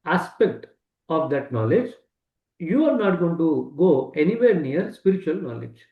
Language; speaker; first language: English; non-native, local second language; Kannada